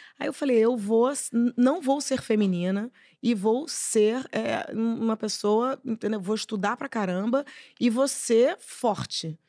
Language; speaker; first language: Portuguese; native; Portuguese